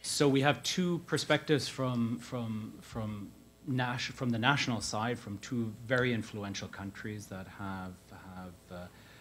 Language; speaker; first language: English; native; English